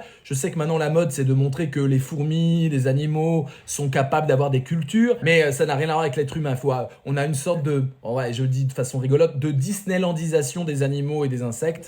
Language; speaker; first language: French; native; French